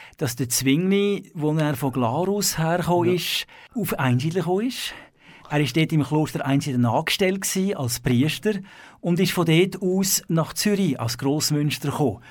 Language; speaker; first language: German; native; German